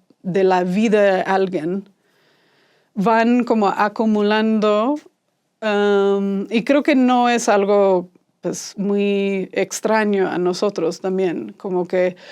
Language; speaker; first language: Spanish; non-native, fluent; English